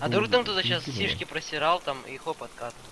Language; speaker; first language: Russian; native; Russian